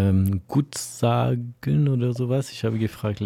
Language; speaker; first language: German; non-native, fluent; French